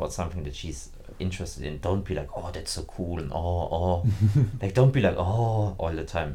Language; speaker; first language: English; non-native, fluent; German